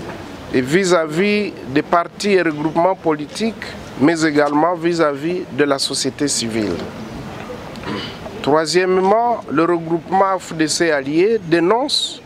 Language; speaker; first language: French; non-native, local second language; Lingala